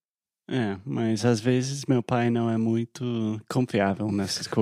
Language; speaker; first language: Portuguese; non-native, fluent; English